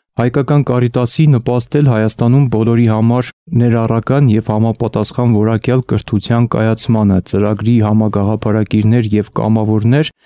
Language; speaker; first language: Armenian; native; Armenian